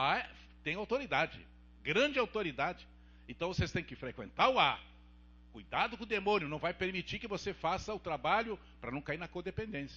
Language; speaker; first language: Portuguese; native; Portuguese